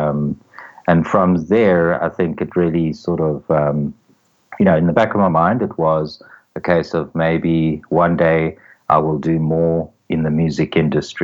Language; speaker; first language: English; native; English